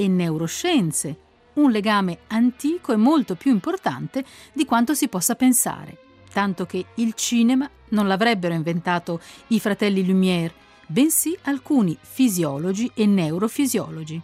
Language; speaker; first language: Italian; native; Italian